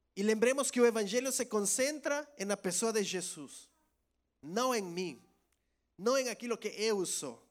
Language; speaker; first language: Portuguese; non-native, learner; Spanish